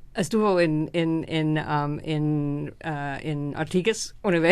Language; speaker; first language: Spanish; non-native, fluent; English